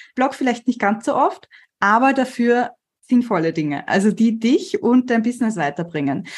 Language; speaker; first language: German; native; German